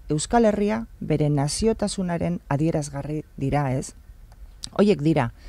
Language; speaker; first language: Basque; non-native, local second language; Spanish